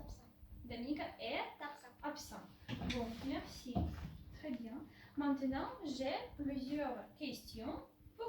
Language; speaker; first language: French; non-native, fluent; Ukrainian